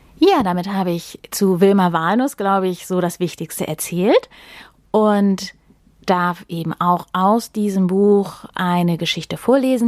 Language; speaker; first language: German; native; German